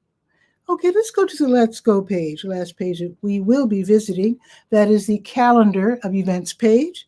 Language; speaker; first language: English; native; English